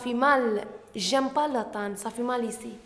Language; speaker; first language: French; non-native, learner; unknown